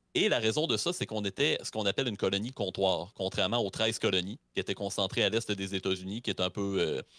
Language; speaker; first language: French; native; French